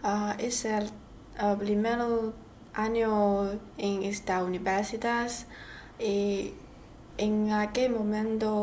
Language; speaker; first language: Spanish; non-native, learner; Chinese